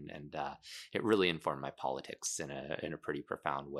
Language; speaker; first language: English; native; English